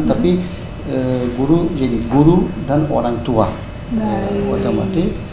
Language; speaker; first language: Indonesian; non-native, fluent; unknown